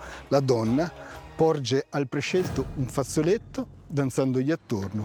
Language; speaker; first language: Italian; native; Italian